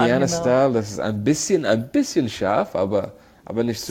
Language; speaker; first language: German; non-native, learner; Arabic